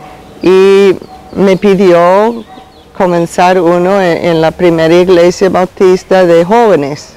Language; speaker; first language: Spanish; non-native, fluent; English